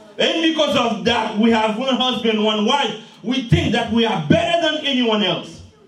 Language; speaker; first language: English; non-native, fluent; Haitian Creole